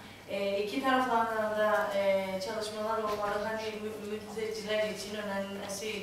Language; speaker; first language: Turkish; non-native, learner; Greek